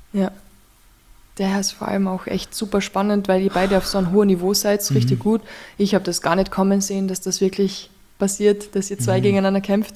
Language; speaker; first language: German; native; German